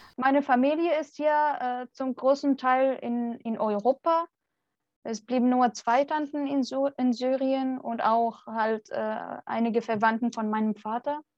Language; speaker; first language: German; non-native, fluent; Arabic